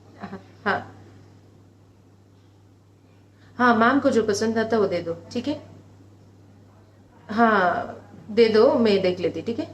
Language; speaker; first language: Hindi; non-native, local second language; Telugu